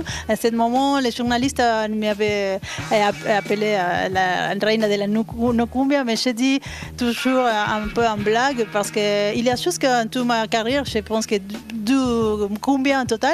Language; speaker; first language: French; non-native, fluent; Spanish